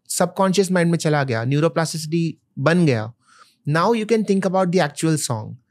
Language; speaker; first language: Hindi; non-native, local second language; Malayalam